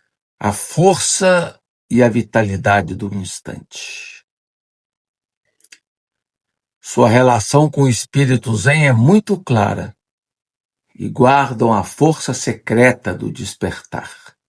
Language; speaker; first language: Portuguese; native; Portuguese